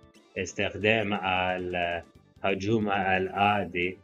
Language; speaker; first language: Arabic; non-native, learner; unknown